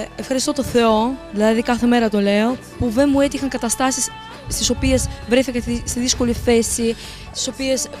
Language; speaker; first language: Greek; early bilingual, other home language; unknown